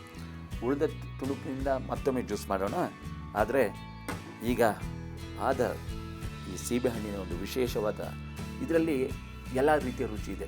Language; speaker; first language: Kannada; native; Kannada